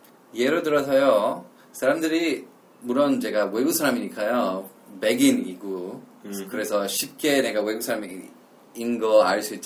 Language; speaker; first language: Korean; non-native, learner; English